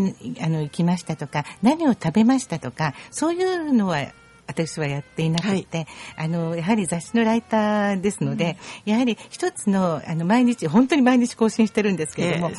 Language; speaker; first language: Japanese; native; Japanese